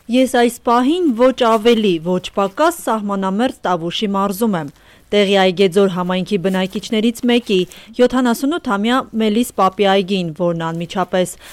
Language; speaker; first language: Armenian; native; Armenian